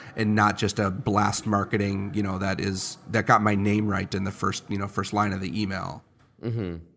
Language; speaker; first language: English; native; English